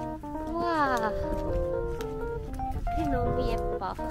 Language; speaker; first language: Korean; non-native, learner; Filipino